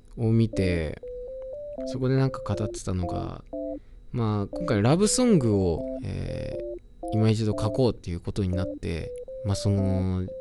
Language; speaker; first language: Japanese; native; Japanese